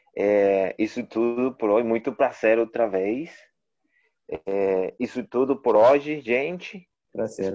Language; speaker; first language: Portuguese; non-native, learner; Spanish